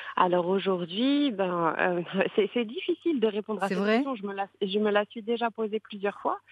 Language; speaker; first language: French; non-native, local second language; Arabic